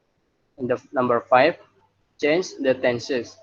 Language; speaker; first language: English; non-native, learner; Indonesian